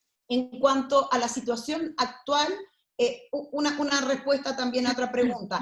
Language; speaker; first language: Spanish; native; Spanish